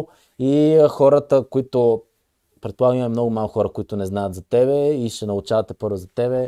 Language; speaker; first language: Bulgarian; native; Bulgarian